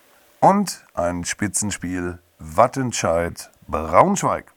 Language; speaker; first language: German; native; German